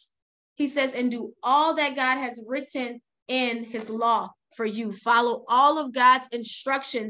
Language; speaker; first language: English; native; English